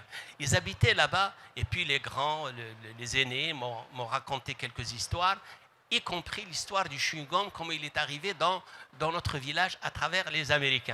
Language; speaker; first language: French; non-native, local second language; Arabic